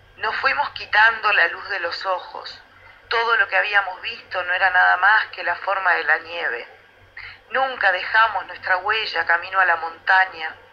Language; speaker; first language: Spanish; native; Spanish